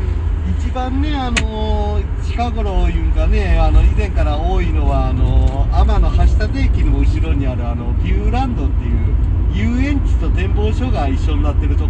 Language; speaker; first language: Japanese; native; Japanese